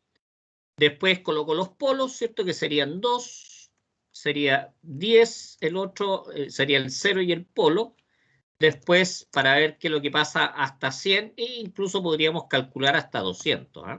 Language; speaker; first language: Spanish; native; Spanish